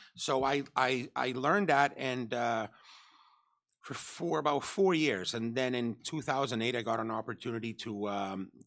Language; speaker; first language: English; early bilingual, other home language; Spanish